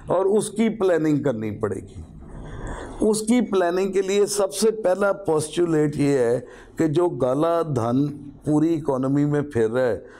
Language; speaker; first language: Urdu; native; Urdu